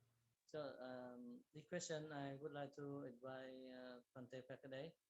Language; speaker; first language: English; non-native, learner; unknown